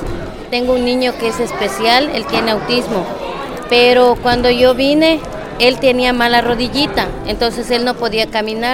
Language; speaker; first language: Spanish; native; Spanish